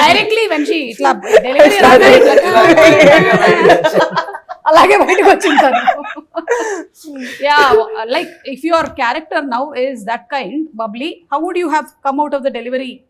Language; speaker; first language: Telugu; native; Telugu